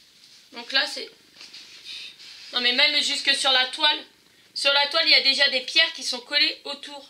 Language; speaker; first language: French; native; French